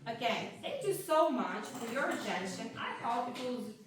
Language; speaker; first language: English; non-native, fluent; Ukrainian